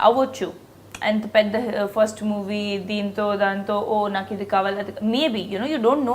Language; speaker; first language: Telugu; non-native, local second language; Hindi